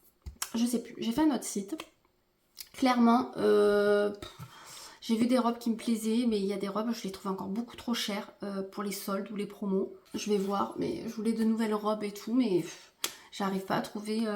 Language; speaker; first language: French; native; French